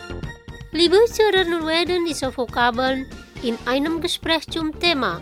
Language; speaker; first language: German; non-native, fluent; Indonesian